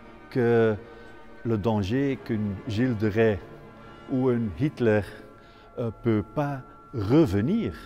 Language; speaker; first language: French; non-native, fluent; Dutch